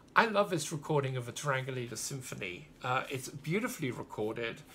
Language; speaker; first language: English; native; English